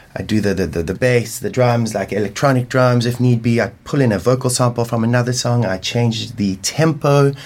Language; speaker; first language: English; native; English